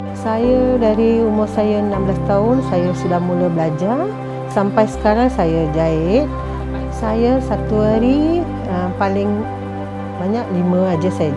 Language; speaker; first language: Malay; non-native, local second language; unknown